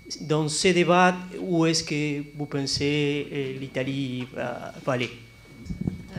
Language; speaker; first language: French; non-native, learner; Spanish